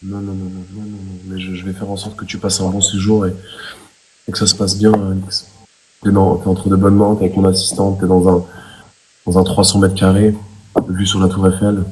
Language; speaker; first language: French; native; French